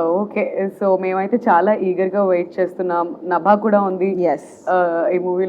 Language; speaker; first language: Telugu; native; Telugu